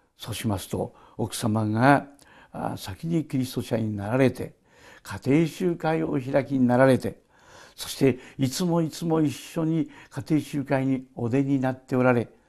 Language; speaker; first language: Japanese; native; Japanese